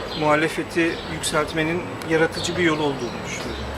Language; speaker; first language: Turkish; early bilingual, heritage; Turkish